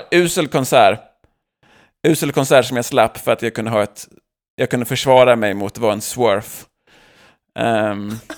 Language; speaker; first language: Swedish; native; Swedish